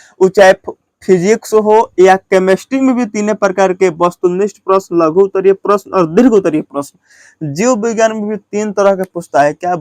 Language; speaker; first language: Hindi; native; Hindi